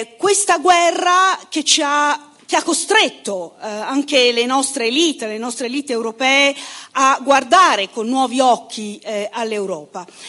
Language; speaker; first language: Italian; native; Italian